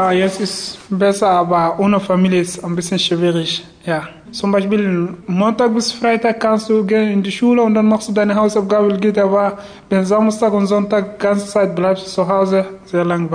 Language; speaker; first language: German; non-native, learner; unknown